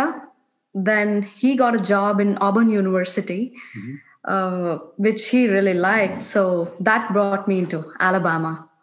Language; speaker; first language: English; non-native, local second language; Kannada